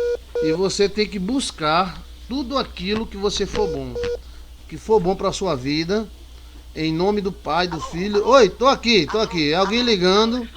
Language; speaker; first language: Portuguese; native; Portuguese